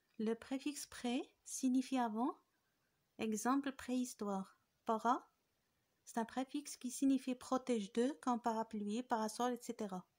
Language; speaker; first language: French; non-native, local second language; Arabic